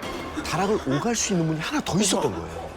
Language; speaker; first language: Korean; native; Korean